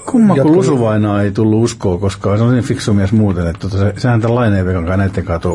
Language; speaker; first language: Finnish; native; Finnish